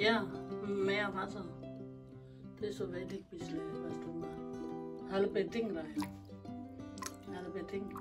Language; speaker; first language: German; non-native, learner; Indonesian